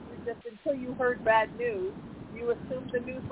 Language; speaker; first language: English; native; English